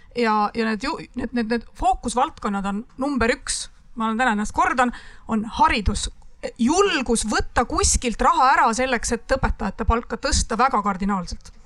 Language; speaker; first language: Estonian; native; Estonian